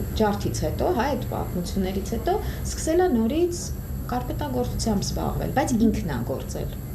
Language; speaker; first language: Armenian; native; Armenian